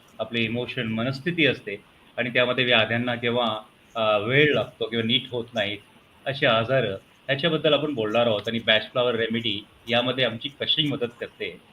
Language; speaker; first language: Marathi; non-native, local second language; Punjabi